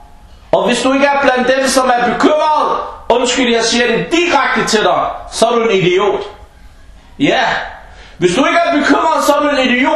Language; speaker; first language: Danish; non-native, local second language; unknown